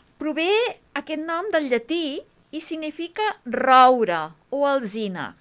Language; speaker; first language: Catalan; native; Catalan